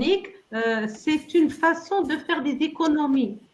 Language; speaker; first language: French; non-native, learner; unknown